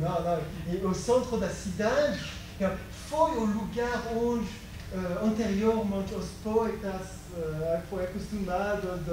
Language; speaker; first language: Portuguese; non-native, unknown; French